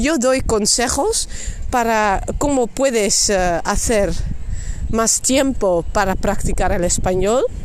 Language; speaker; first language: Spanish; non-native, fluent; Dutch